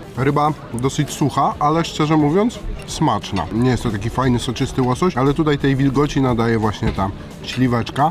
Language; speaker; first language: Polish; native; Polish